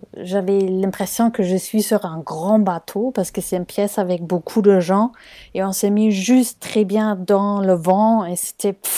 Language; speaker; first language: French; non-native, fluent; German